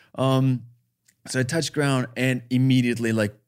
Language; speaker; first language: English; non-native, fluent; German